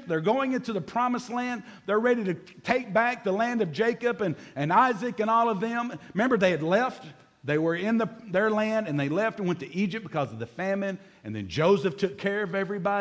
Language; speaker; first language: English; native; English